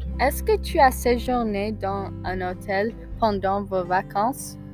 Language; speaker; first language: French; non-native, learner; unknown